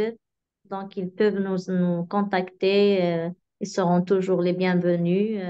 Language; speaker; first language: French; non-native, local second language; Arabic